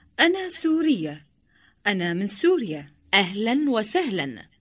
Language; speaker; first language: Arabic; non-native, learner; Indonesian